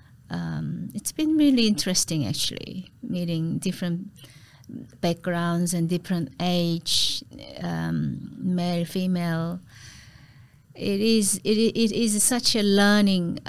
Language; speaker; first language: English; non-native, fluent; Korean